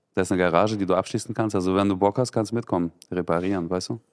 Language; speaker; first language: German; native; German